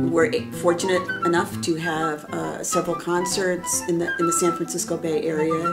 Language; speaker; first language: English; native; English